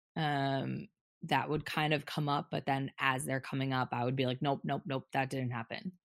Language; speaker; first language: English; native; English